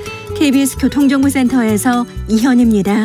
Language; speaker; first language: Korean; native; Korean